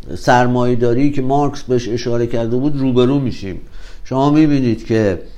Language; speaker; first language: Persian; native; Persian